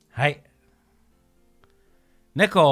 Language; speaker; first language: Japanese; non-native, learner; English